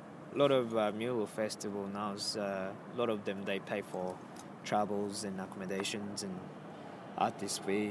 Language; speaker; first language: English; non-native, fluent; Japanese